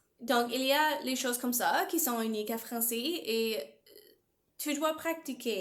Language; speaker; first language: French; non-native, learner; English